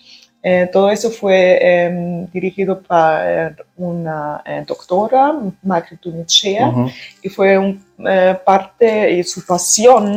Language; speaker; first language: Spanish; early bilingual, heritage; German